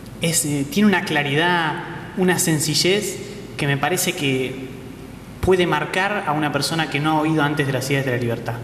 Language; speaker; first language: Spanish; native; Spanish